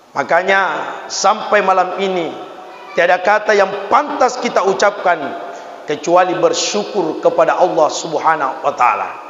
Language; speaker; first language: Malay; non-native, local second language; Buginese